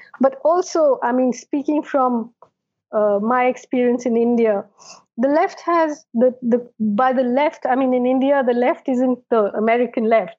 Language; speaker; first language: English; non-native, local second language; Malayalam